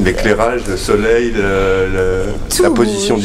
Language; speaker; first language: French; native; French